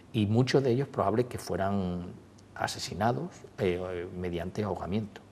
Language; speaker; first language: Spanish; native; Spanish